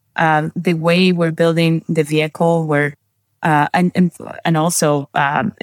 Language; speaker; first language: English; non-native, fluent; Spanish